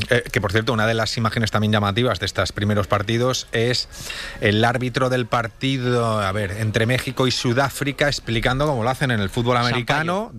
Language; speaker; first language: Spanish; native; Spanish